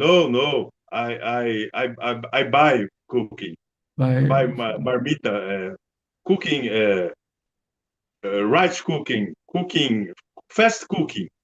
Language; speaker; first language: English; non-native, learner; Portuguese